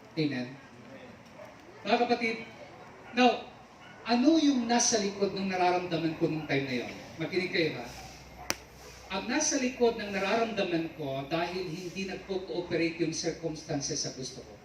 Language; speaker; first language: Filipino; native; Filipino